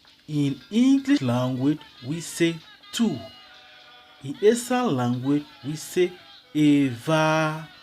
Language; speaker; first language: English; non-native, local second language; Esan